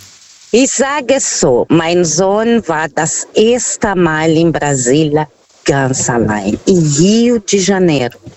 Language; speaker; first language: German; non-native, fluent; Portuguese